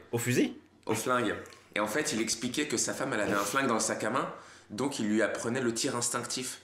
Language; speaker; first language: French; native; French